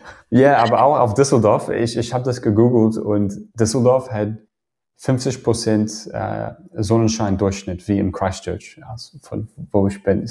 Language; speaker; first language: German; non-native, fluent; English